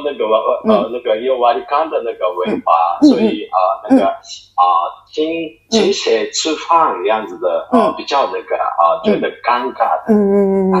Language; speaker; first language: Chinese; non-native, fluent; Japanese